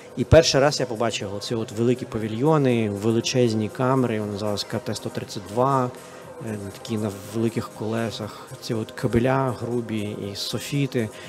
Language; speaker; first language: Ukrainian; non-native, fluent; Russian